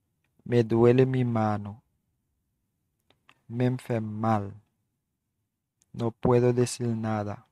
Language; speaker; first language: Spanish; non-native, learner; Haitian Creole